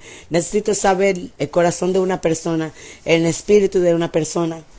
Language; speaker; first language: Spanish; early bilingual, heritage; English